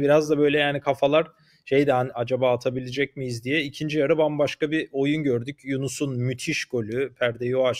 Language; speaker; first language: Turkish; native; Turkish